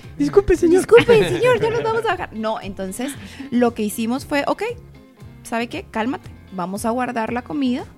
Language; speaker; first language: Spanish; native; Spanish